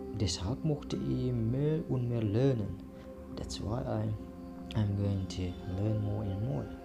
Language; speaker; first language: German; non-native, learner; Indonesian